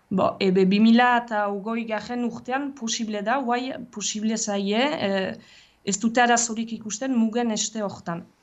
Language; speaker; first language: Basque; native; Basque